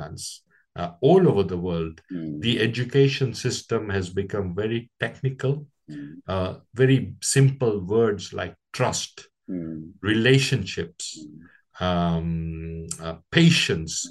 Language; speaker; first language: English; non-native, local second language; Gujarati